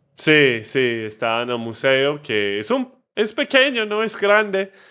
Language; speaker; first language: Spanish; non-native, fluent; English